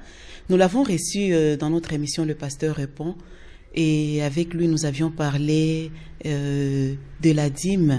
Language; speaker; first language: French; non-native, local second language; Lingala